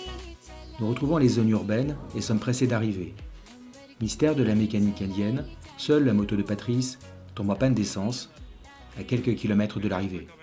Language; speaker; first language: French; native; French